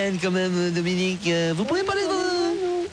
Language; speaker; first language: French; native; French